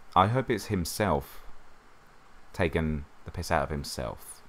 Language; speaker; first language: English; native; English